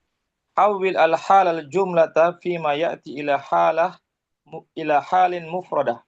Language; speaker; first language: Arabic; non-native, fluent; Indonesian